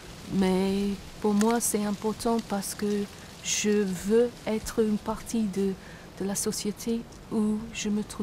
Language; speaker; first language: French; non-native, fluent; English